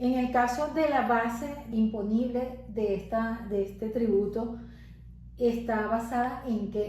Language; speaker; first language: Spanish; native; Spanish